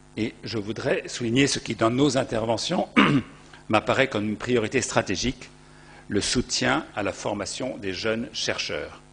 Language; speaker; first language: French; native; French